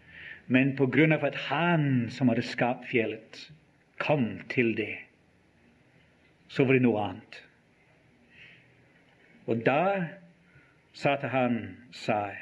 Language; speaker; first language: Norwegian; non-native, fluent; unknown